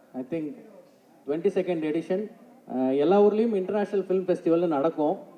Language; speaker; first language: Tamil; native; Tamil